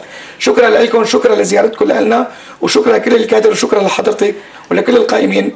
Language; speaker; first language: Arabic; native; Arabic